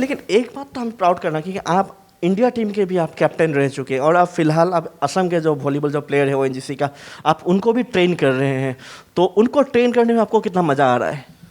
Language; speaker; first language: Hindi; non-native, local second language; Assamese